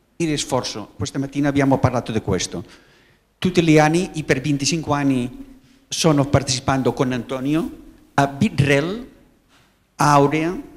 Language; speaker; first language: Italian; non-native, learner; Spanish